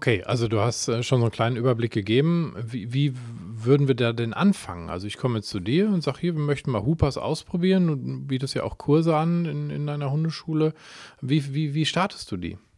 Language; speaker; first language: German; native; German